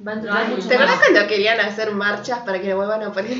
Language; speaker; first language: Spanish; native; Spanish